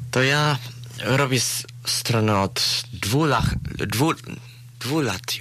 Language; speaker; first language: Polish; early bilingual, heritage; Polish